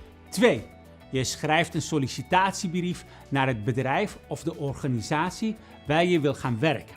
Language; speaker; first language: Dutch; non-native, fluent; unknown